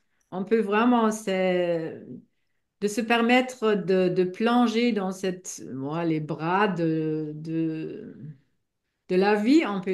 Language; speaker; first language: French; non-native, fluent; German